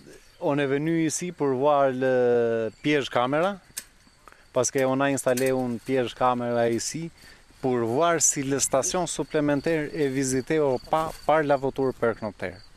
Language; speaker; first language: French; non-native, fluent; Albanian